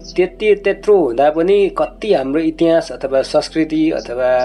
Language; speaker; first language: Nepali; non-native, local second language; Limbu